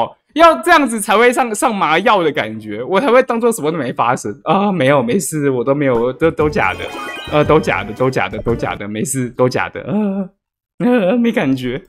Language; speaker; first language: Chinese; native; Chinese